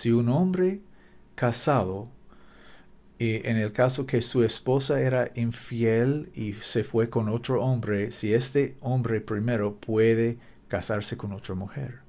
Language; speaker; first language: Spanish; non-native, learner; English